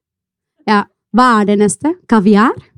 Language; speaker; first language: Norwegian; non-native, fluent; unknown